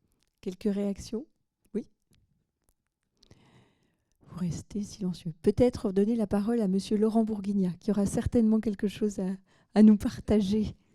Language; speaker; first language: French; native; French